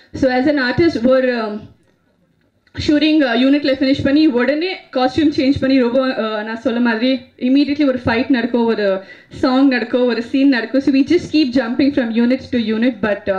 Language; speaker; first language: Tamil; non-native, fluent; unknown